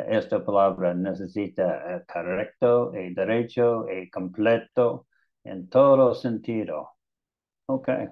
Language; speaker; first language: Spanish; non-native, learner; English